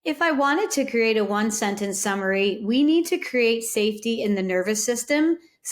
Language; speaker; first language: English; native; English